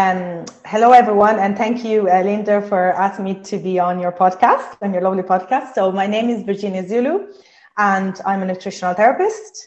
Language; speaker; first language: English; non-native, fluent; Italian